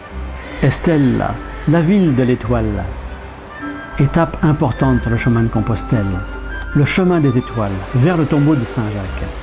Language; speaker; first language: French; native; French